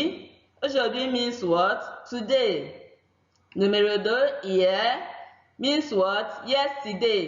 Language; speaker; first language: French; non-native, fluent; Igbo